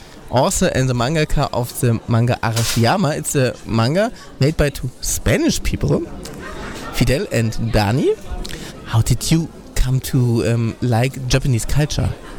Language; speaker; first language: English; non-native, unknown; German